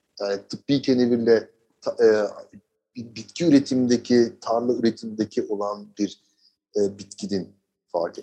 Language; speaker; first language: Turkish; early bilingual, heritage; Turkish